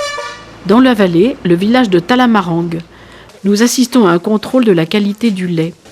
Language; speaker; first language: French; native; French